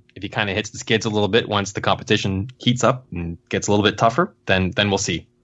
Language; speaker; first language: English; native; English